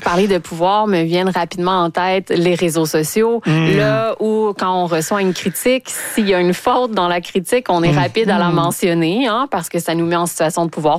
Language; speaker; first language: French; native; French